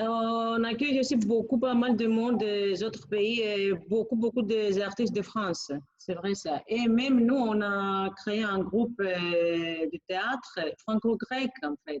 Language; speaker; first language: French; non-native, fluent; Greek